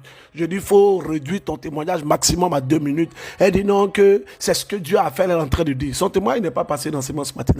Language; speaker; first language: French; native; French